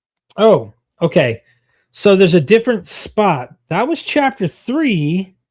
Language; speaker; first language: English; native; English